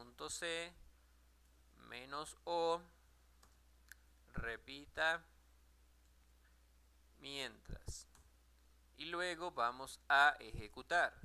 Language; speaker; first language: Spanish; native; Spanish